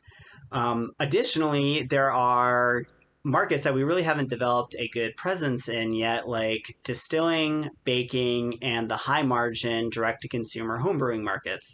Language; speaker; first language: English; native; English